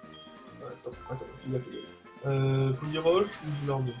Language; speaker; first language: French; native; French